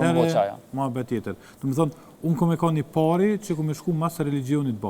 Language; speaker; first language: Albanian; native; Albanian